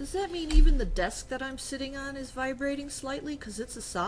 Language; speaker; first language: English; native; English